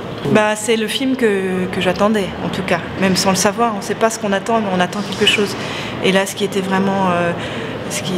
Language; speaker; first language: French; native; French